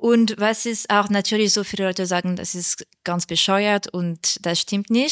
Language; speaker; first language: German; non-native, learner; French